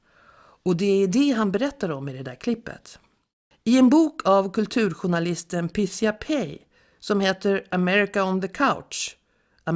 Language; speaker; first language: Swedish; native; Swedish